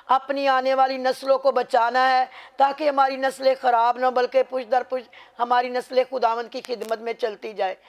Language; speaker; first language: Urdu; non-native, local second language; Punjabi